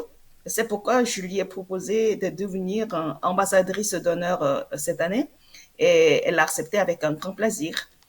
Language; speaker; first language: French; non-native, fluent; Korean